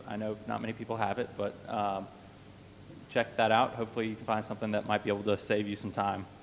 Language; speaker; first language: English; native; English